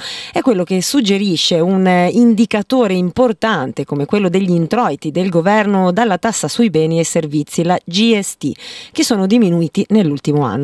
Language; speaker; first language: Italian; native; Italian